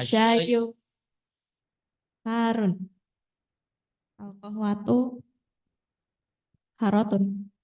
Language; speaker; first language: Arabic; non-native, learner; Indonesian